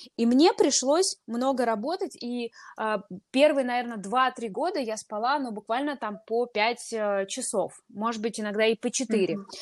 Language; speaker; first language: Russian; native; Russian